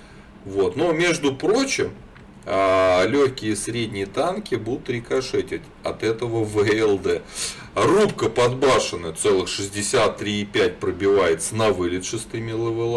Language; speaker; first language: Russian; native; Russian